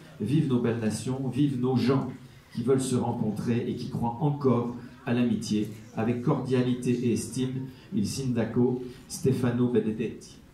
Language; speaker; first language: French; native; French